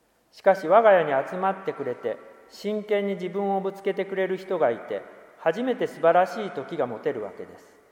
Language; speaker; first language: Japanese; native; Japanese